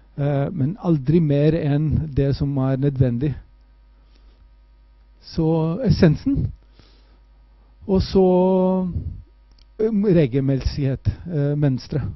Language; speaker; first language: Norwegian; non-native, fluent; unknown